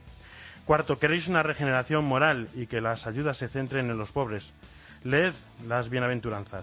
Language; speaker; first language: Spanish; native; Spanish